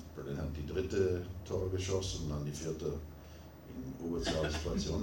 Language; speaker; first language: German; non-native, fluent; English